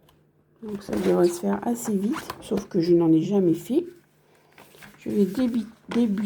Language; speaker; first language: French; native; French